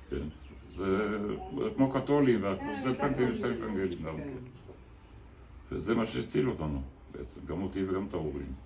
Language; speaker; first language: Hebrew; early bilingual, other home language; German